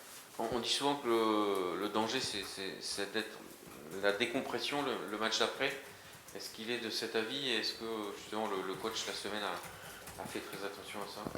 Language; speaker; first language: French; native; French